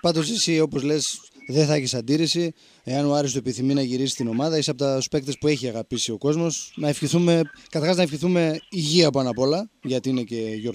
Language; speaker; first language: Greek; native; Greek